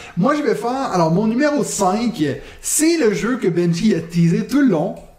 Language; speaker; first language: French; non-native, local second language; German